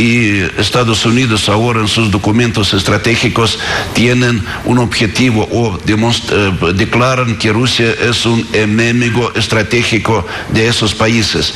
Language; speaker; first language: Spanish; non-native, fluent; Russian